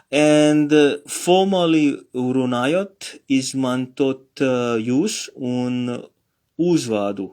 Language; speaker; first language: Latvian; non-native, learner; Morisyen